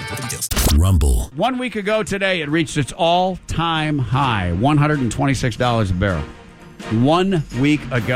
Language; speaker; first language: English; native; English